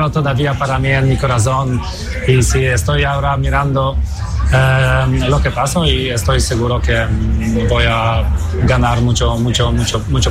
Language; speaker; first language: Spanish; non-native, fluent; Polish